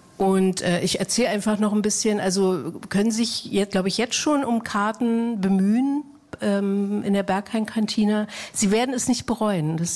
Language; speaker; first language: German; native; German